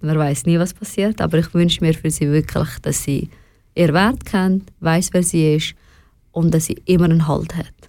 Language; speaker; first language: German; early bilingual, other home language; Persian